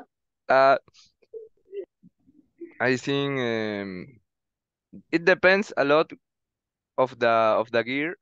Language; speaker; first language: English; non-native, learner; Spanish